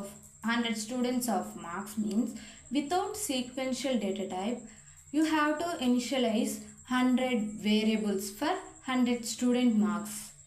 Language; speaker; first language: English; non-native, local second language; Telugu